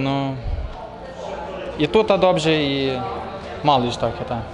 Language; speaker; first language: Polish; non-native, learner; Ukrainian